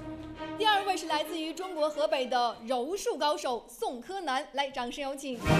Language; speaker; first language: Chinese; native; Chinese